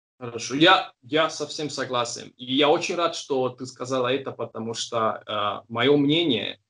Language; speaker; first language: Russian; non-native, learner; Hungarian